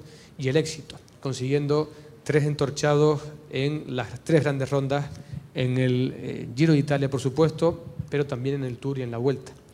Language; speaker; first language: Spanish; native; Spanish